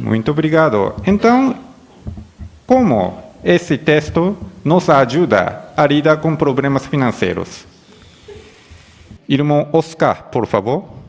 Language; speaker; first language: Portuguese; non-native, fluent; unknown